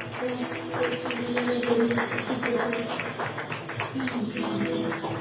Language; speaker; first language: Spanish; native; Spanish